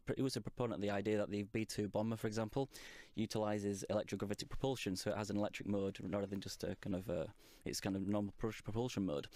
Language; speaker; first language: English; native; English